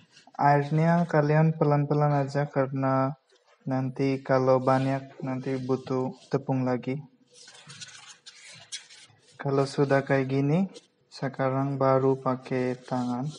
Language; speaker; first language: Indonesian; non-native, fluent; Bangla